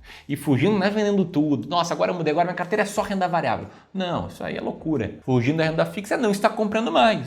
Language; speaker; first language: Portuguese; native; Portuguese